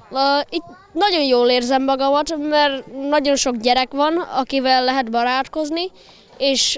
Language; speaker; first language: Hungarian; early bilingual, heritage; English